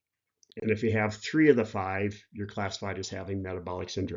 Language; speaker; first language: English; native; English